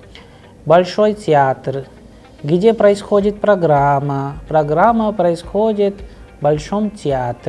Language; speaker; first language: Russian; non-native, fluent; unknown